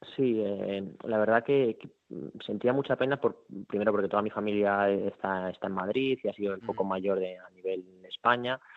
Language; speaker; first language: Spanish; native; Spanish